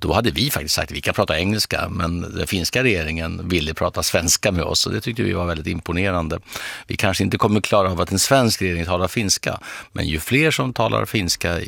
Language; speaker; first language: Swedish; native; Swedish